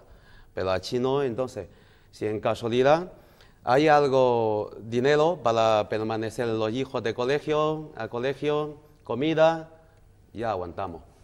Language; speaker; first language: Spanish; non-native, learner; Chinese